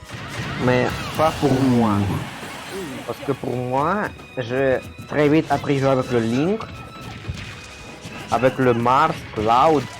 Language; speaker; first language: French; non-native, learner; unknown